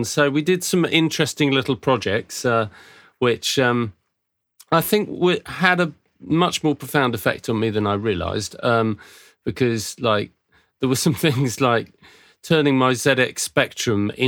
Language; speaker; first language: English; native; English